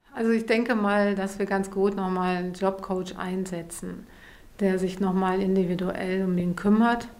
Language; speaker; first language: German; native; German